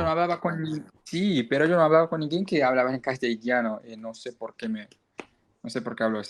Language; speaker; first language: Spanish; non-native, fluent; Portuguese